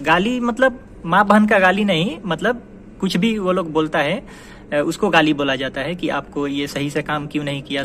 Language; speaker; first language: Hindi; native; Hindi